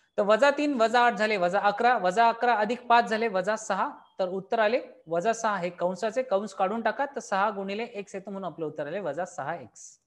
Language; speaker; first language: Marathi; native; Marathi